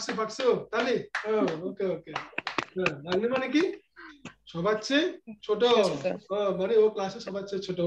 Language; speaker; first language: Korean; non-native, learner; Bangla